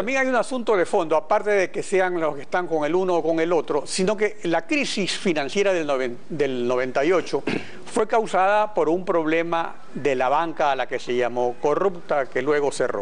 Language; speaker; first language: Spanish; native; Spanish